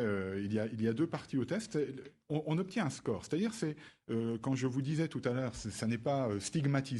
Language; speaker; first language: French; native; French